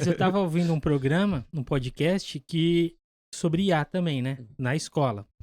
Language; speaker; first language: Portuguese; native; Portuguese